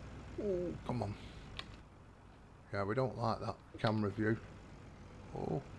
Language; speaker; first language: English; native; English